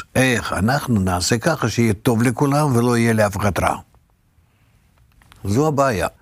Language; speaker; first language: Hebrew; non-native, fluent; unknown